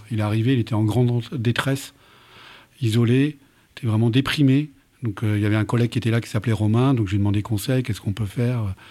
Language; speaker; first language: French; native; French